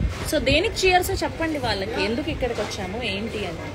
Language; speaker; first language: Telugu; native; Telugu